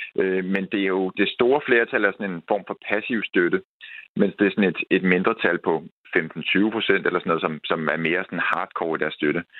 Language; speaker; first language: Danish; native; Danish